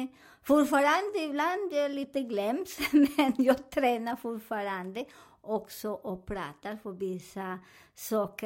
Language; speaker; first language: Swedish; non-native, learner; Spanish